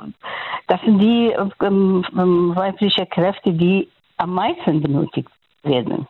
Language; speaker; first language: German; non-native, fluent; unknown